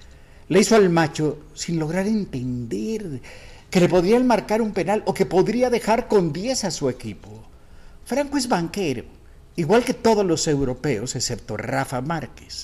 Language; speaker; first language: Spanish; native; Spanish